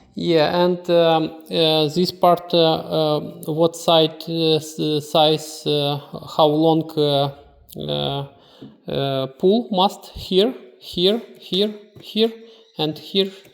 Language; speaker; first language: English; non-native, learner; Ukrainian